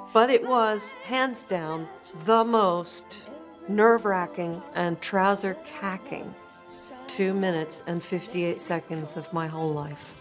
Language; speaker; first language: English; native; English